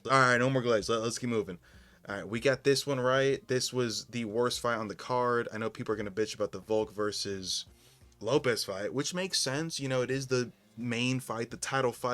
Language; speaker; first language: English; native; English